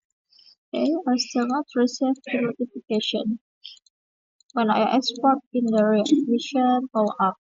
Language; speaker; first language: English; non-native, learner; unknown